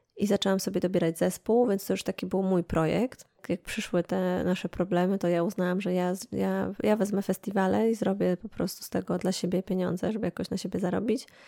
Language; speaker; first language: Polish; native; Polish